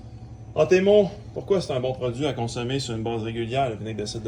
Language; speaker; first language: French; native; French